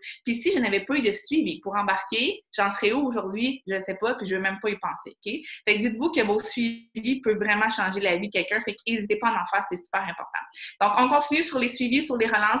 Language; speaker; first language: French; native; French